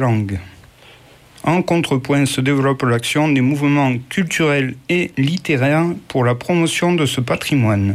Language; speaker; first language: French; native; French